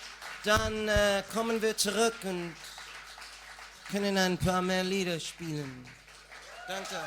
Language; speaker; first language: German; non-native, learner; English